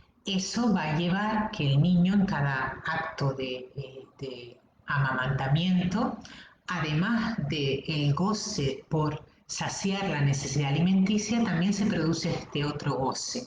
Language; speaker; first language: Spanish; native; Spanish